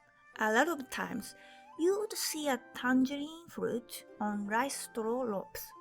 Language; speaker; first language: English; non-native, fluent; Japanese